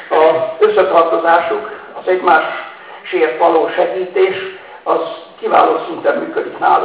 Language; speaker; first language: Hungarian; native; Hungarian